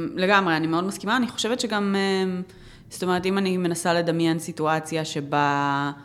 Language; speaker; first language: Hebrew; native; Hebrew